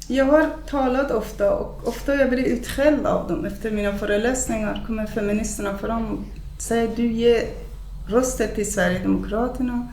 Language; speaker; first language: Swedish; non-native, fluent; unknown